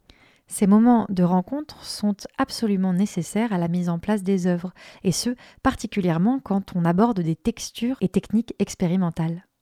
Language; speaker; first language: French; native; French